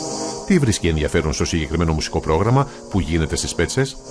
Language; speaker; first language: Greek; native; Greek